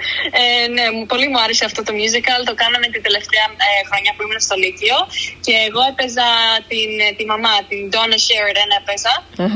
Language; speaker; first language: Greek; early bilingual, other home language; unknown